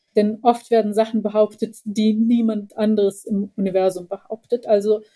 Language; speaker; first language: German; early bilingual, heritage; Bosnian